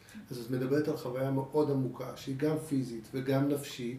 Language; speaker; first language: Hebrew; native; Hebrew